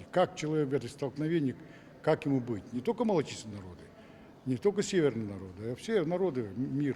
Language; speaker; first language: Russian; non-native, local second language; Yakut